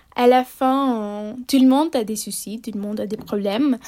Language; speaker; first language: French; non-native, fluent; Spanish